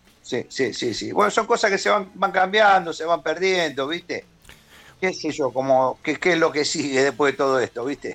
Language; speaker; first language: Spanish; native; Spanish